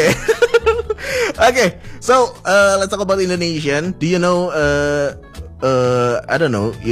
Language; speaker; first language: English; non-native, fluent; Indonesian